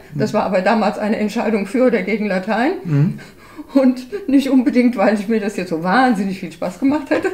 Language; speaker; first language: German; native; German